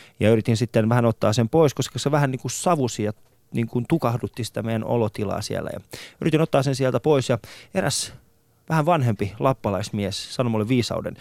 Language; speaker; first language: Finnish; non-native, fluent; Persian